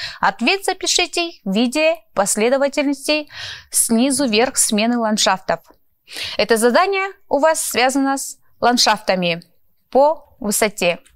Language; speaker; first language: Russian; non-native, local second language; Kyrgyz